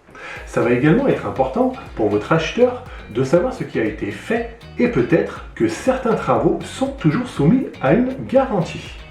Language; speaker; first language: French; native; French